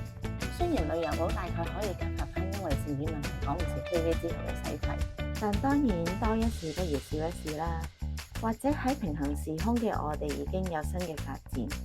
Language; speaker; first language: Cantonese; native; Cantonese